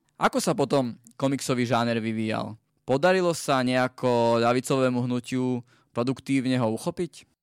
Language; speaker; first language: Slovak; native; Slovak